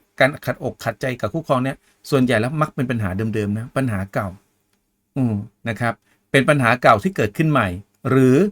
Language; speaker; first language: Thai; native; Thai